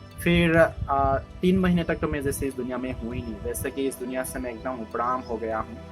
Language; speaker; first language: Hindi; non-native, local second language; Assamese